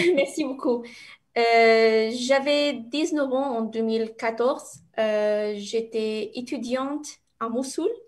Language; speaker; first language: French; non-native, learner; Arabic